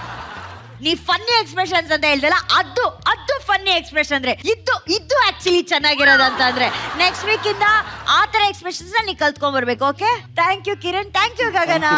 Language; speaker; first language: Kannada; native; Kannada